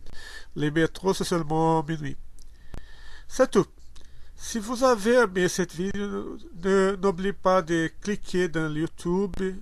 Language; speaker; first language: French; non-native, learner; Portuguese